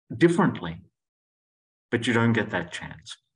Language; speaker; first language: English; non-native, local second language; Greek